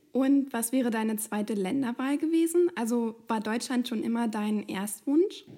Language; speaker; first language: German; native; German